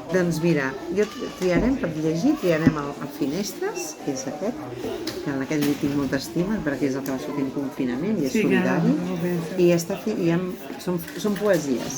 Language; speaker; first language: Catalan; native; Catalan